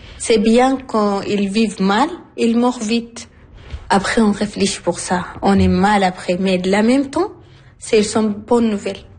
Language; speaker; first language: French; non-native, learner; Arabic